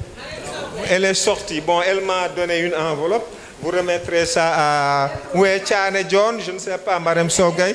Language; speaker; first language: French; non-native, local second language; Wolof